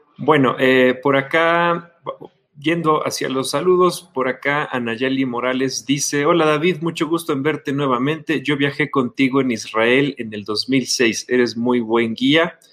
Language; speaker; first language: Spanish; native; Spanish